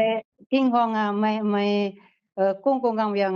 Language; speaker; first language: Cantonese; non-native, learner; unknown